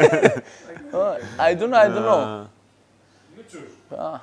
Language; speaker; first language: English; non-native, learner; Spanish